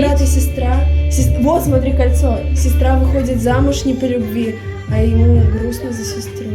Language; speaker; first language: Russian; native; Russian